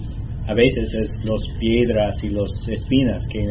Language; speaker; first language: Spanish; non-native, learner; English